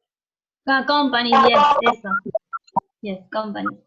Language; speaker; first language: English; non-native, learner; Spanish